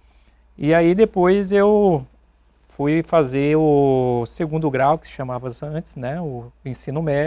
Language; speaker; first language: Portuguese; native; Portuguese